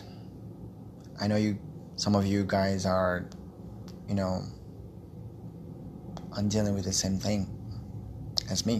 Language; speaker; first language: English; non-native, learner; Portuguese